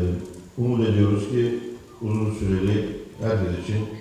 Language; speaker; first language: Turkish; native; Turkish